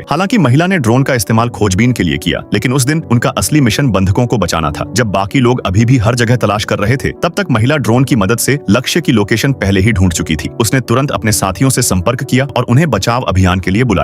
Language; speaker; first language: Hindi; native; Hindi